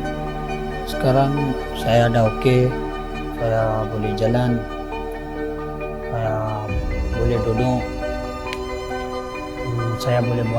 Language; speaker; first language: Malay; non-native, learner; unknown